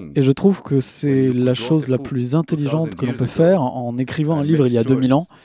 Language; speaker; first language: French; non-native, fluent; Arabic